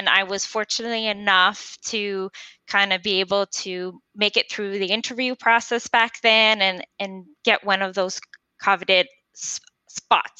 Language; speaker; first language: English; non-native, fluent; French